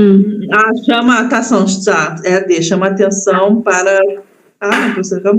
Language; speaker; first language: Portuguese; native; Portuguese